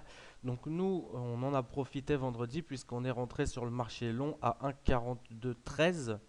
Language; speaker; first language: French; native; French